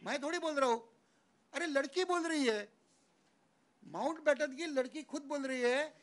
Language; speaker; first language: Hindi; non-native, local second language; Marathi